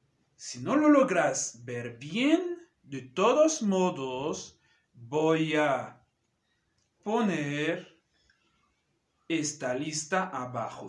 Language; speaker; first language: Spanish; non-native, fluent; French